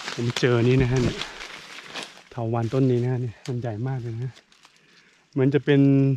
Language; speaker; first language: Thai; non-native, local second language; S'gaw Karen